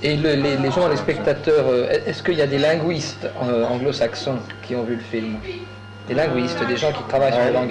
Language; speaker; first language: French; native; French